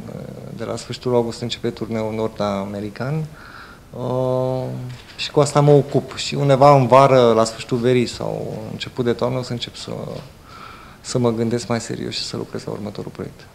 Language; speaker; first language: Romanian; early bilingual, heritage; Romanian